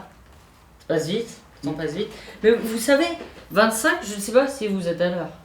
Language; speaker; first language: French; native; French